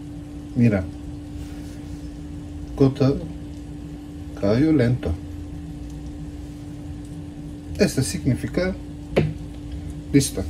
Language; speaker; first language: Spanish; non-native, learner; Turkish